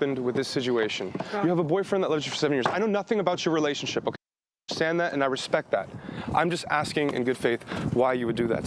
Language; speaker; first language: English; native; English